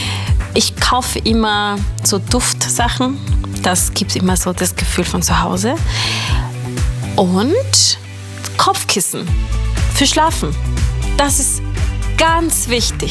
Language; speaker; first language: German; non-native, fluent; Spanish